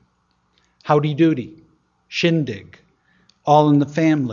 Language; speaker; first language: English; native; English